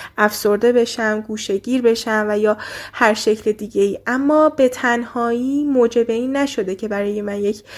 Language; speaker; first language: Persian; native; Persian